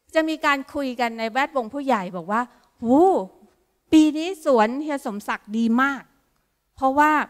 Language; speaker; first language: Thai; native; Thai